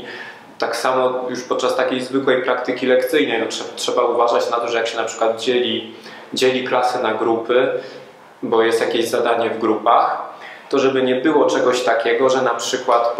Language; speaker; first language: Polish; native; Polish